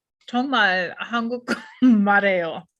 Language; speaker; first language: Korean; non-native, learner; English